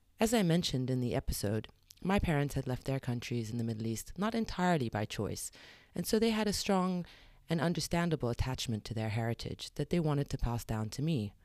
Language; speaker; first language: English; early bilingual, other home language; Arabic